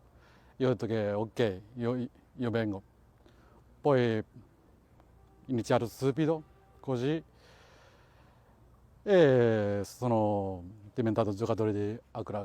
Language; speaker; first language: Italian; non-native, learner; Japanese